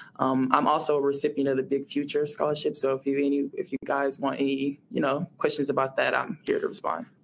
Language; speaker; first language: English; native; English